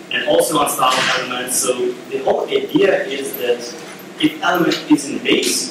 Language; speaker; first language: English; non-native, fluent; Ukrainian